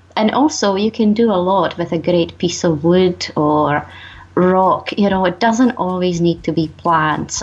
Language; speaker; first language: English; non-native, fluent; Czech